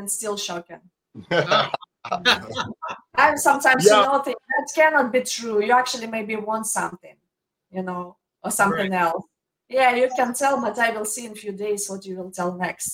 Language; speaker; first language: English; non-native, fluent; Ukrainian